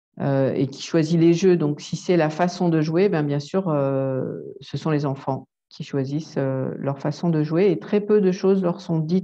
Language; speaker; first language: French; native; French